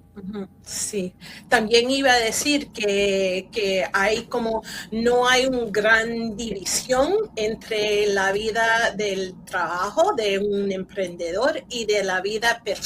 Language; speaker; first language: Spanish; early bilingual, heritage; Spanish